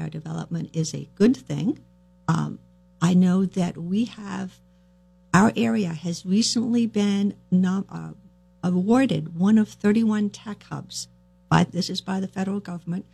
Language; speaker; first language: English; native; English